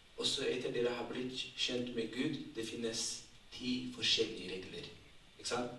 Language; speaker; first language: Norwegian; non-native, fluent; Tigrinya